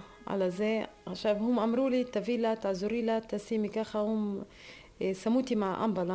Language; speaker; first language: Hebrew; non-native, learner; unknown